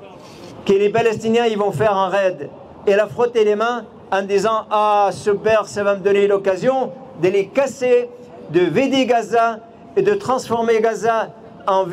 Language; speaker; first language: French; non-native, fluent; Arabic